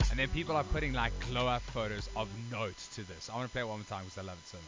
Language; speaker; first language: English; native; English